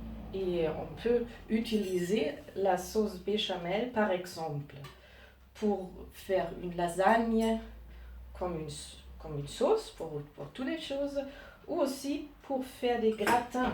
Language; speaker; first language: French; non-native, learner; German